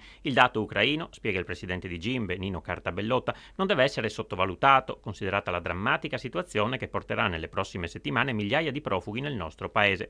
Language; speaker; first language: Italian; native; Italian